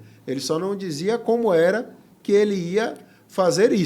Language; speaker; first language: Portuguese; native; Portuguese